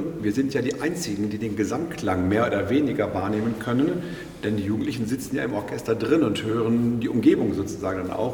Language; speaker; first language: German; native; German